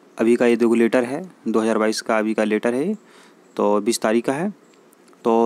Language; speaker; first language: Hindi; native; Hindi